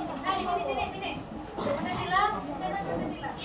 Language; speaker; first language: Indonesian; native; Indonesian